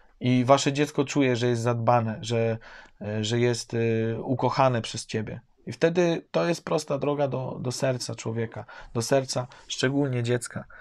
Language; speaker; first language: Polish; native; Polish